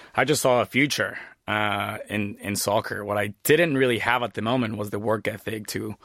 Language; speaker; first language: English; early bilingual, other home language; Spanish